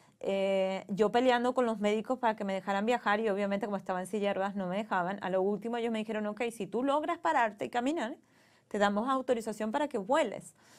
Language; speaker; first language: Spanish; native; Spanish